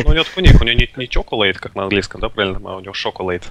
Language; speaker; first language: Russian; native; Russian